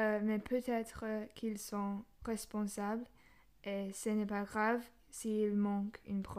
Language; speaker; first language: French; non-native, learner; English